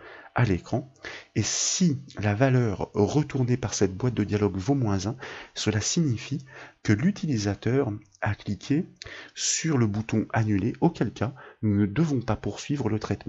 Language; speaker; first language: French; native; French